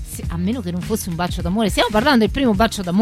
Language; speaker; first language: Italian; native; Italian